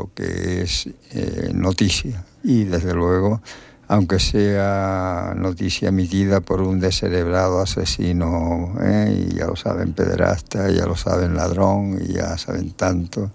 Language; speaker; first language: Spanish; native; Spanish